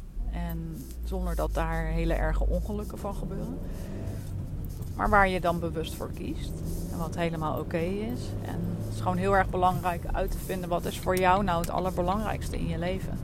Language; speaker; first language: Dutch; native; Dutch